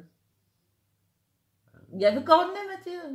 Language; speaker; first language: French; non-native, learner; English